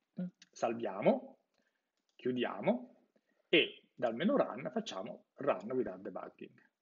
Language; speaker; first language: Italian; native; Italian